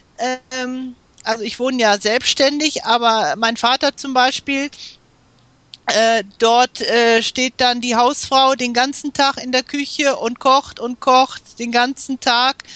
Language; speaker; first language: German; native; German